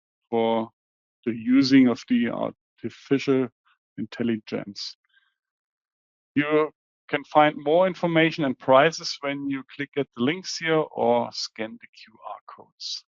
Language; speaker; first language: English; non-native, fluent; German